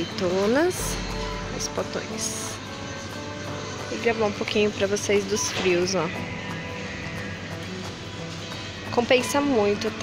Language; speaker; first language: Portuguese; native; Portuguese